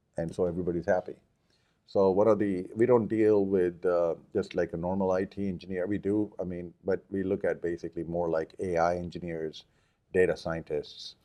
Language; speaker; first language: English; early bilingual, other home language; Japanese